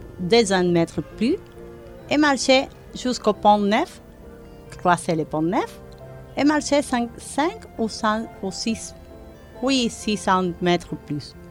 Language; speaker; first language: French; non-native, learner; Spanish